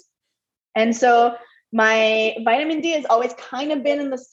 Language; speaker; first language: English; non-native, fluent; French